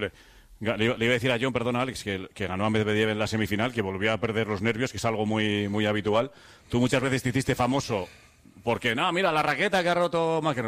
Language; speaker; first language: Spanish; native; Spanish